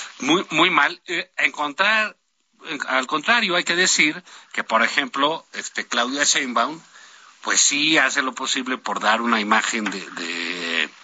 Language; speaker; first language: Spanish; native; Spanish